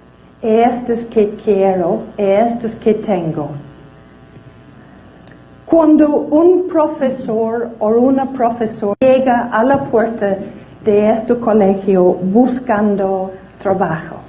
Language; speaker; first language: Spanish; non-native, fluent; English